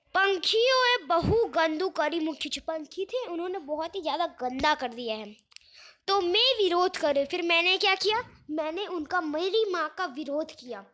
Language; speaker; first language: Hindi; non-native, local second language; Gujarati